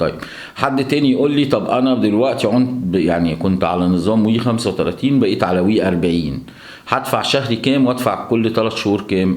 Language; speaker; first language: Arabic; native; Arabic